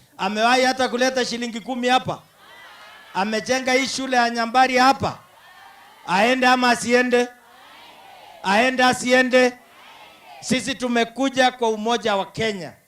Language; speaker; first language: Swahili; non-native, local second language; Gusii